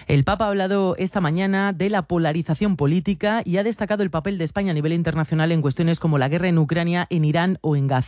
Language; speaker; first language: Spanish; native; Spanish